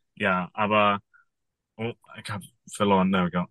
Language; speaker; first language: German; non-native, fluent; English